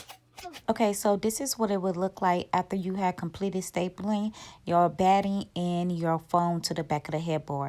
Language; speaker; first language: English; native; English